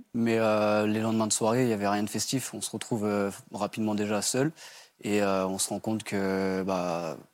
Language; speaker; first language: French; native; French